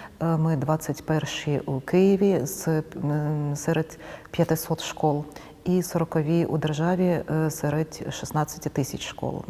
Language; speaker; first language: Ukrainian; non-native, local second language; Russian